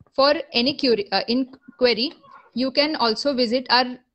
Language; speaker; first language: English; non-native, local second language; Marathi